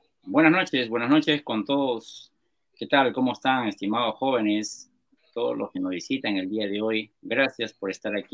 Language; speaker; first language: Spanish; native; Spanish